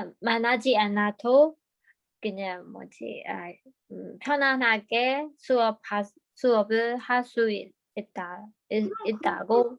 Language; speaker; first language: Korean; non-native, learner; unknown